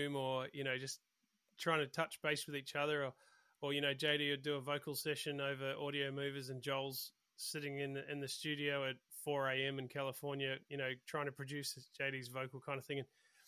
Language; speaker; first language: English; native; English